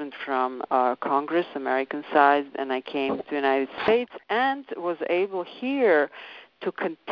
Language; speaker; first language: English; non-native, fluent; Serbian